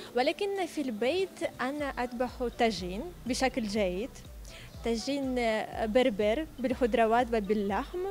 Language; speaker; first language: Arabic; non-native, fluent; Ukrainian